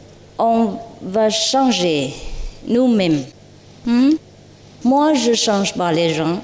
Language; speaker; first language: French; non-native, learner; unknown